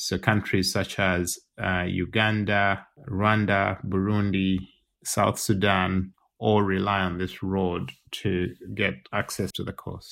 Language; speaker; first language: English; non-native, local second language; Ganda